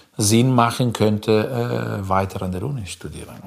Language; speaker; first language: German; non-native, fluent; Italian